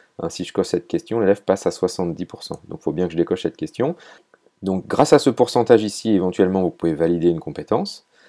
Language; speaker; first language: French; native; French